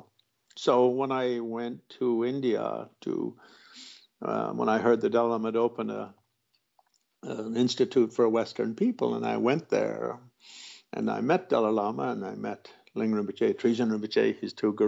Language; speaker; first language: English; native; English